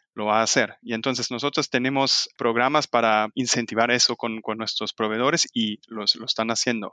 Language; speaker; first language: Spanish; non-native, fluent; German